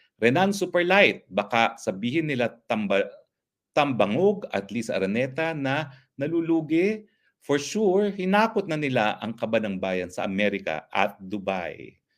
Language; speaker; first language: Filipino; native; Filipino